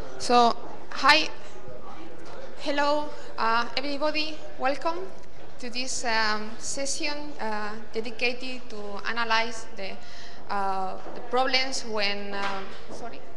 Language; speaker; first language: English; non-native, fluent; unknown